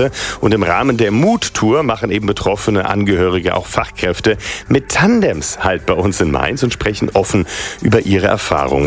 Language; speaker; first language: German; native; German